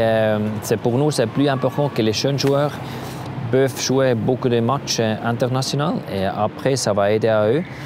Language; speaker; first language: French; non-native, learner; German